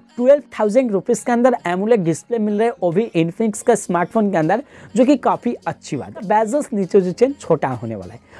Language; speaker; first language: Hindi; non-native, local second language; Bangla